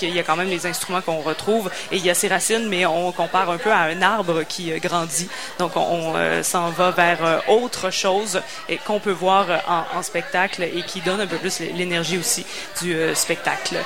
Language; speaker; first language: French; native; French